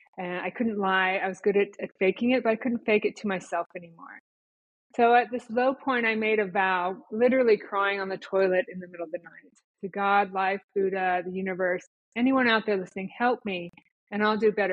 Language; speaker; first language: English; native; English